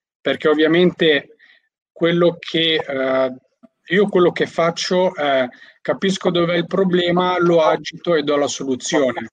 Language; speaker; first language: Italian; early bilingual, other home language; Albanian